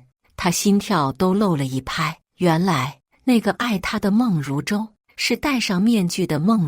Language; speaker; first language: Chinese; native; Chinese